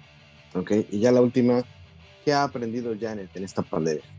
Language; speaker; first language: Spanish; native; Spanish